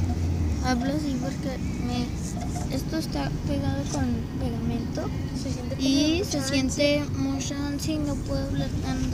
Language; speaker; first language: Spanish; native; Spanish